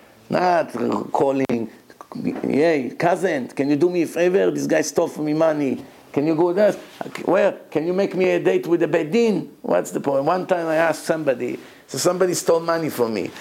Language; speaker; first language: English; non-native, fluent; Hebrew